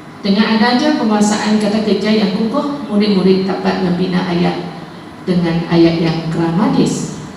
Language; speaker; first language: Malay; non-native, local second language; Chinese